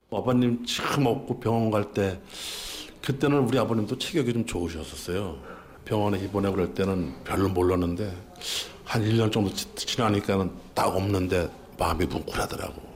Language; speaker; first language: Korean; native; Korean